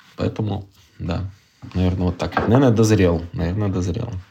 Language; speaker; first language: Russian; native; Russian